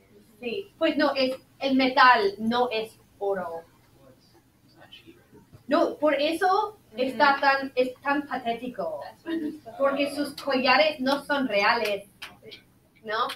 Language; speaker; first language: Spanish; non-native, fluent; English